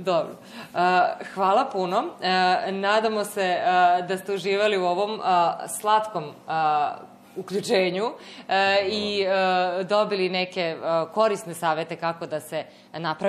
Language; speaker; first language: Serbian; native; Serbian